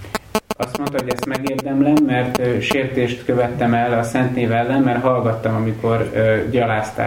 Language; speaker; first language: Hungarian; native; Hungarian